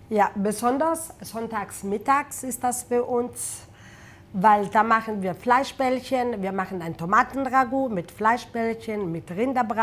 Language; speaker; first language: German; non-native, fluent; Italian